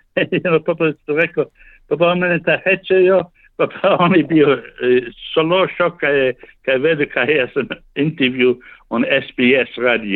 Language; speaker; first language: Slovenian; early bilingual, heritage; Slovenian